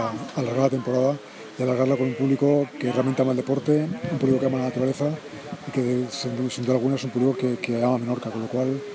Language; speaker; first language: Spanish; native; Spanish